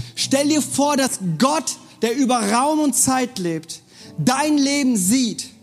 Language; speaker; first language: German; non-native, fluent; Korean